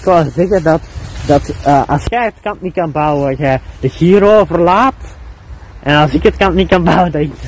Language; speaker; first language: Dutch; native; Dutch